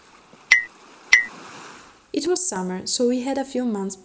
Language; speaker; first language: English; early bilingual, other home language; Spanish